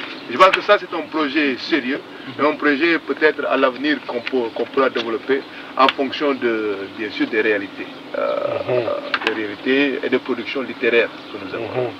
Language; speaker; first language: French; non-native, local second language; Wolof